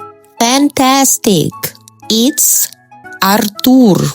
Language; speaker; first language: English; non-native, fluent; Russian